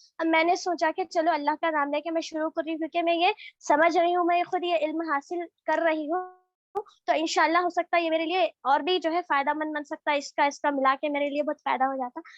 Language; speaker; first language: Urdu; native; Urdu